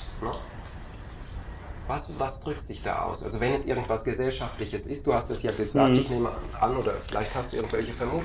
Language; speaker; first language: German; native; German